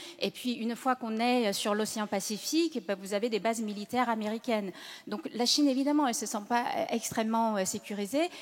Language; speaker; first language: French; non-native, fluent; Chinese